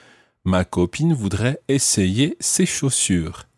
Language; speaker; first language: French; non-native, fluent; English